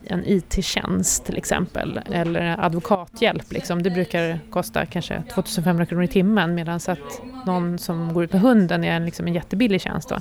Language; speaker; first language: Swedish; native; Swedish